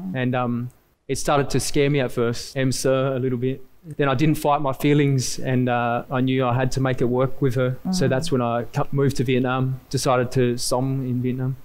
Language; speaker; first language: Vietnamese; non-native, learner; English